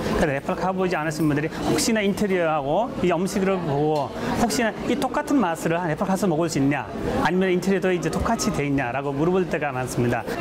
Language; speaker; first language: Korean; non-native, fluent; Nepali